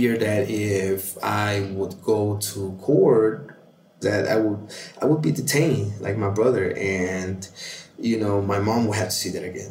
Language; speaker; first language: English; native; English